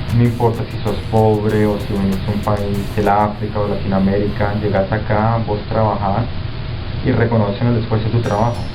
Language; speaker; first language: Spanish; native; Spanish